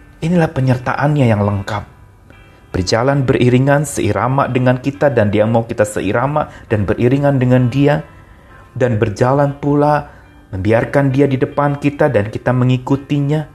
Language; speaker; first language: Indonesian; native; Indonesian